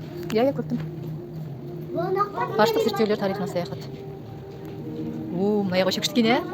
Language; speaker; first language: Kazakh; native; Kazakh